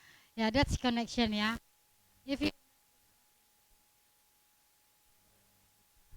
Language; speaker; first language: English; non-native, learner; Indonesian